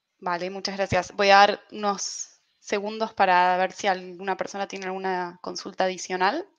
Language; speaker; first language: Spanish; native; Spanish